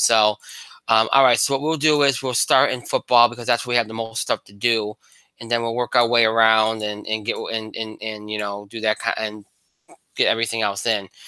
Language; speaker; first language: English; native; English